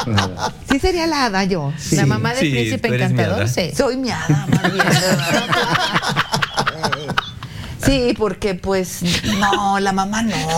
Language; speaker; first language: Spanish; native; Spanish